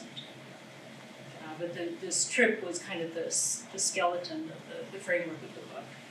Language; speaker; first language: English; native; English